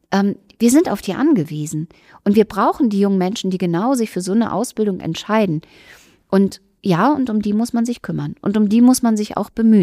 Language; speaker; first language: German; native; German